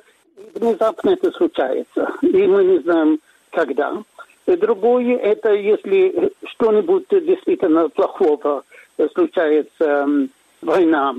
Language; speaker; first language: Russian; non-native, fluent; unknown